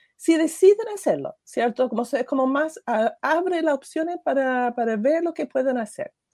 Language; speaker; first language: Spanish; non-native, fluent; English